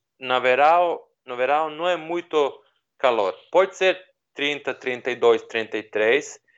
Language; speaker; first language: Portuguese; non-native, learner; Serbian